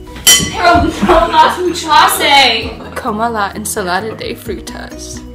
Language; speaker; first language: Spanish; non-native, learner; English